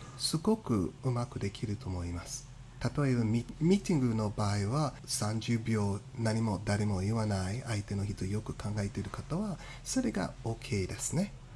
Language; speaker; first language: Japanese; non-native, fluent; English